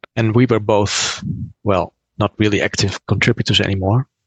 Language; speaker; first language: English; non-native, fluent; Dutch